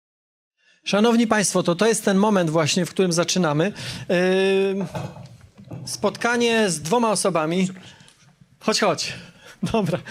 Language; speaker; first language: Polish; native; Polish